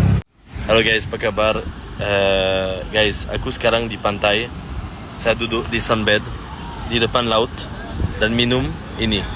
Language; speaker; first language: Indonesian; non-native, learner; French